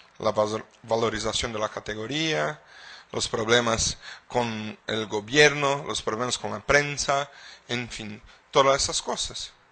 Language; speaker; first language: Spanish; non-native, fluent; Portuguese